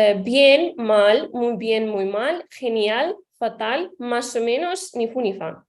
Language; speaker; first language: Spanish; non-native, fluent; Ukrainian